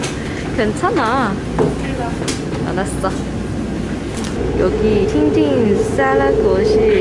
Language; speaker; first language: Korean; non-native, learner; Chinese